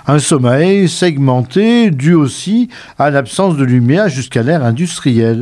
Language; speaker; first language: French; native; French